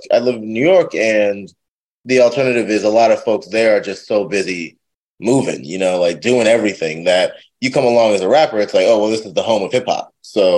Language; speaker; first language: English; native; English